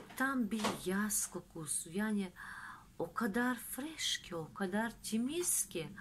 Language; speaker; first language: Turkish; non-native, fluent; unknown